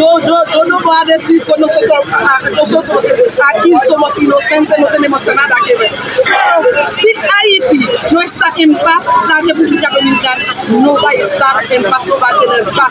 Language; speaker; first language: Spanish; non-native, fluent; Haitian Creole